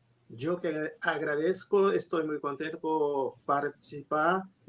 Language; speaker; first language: Spanish; non-native, learner; Portuguese